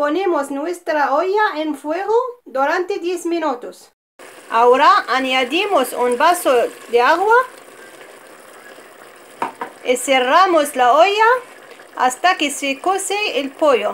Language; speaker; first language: Spanish; non-native, fluent; Arabic